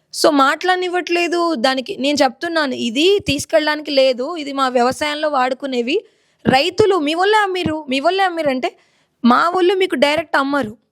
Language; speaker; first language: Telugu; native; Telugu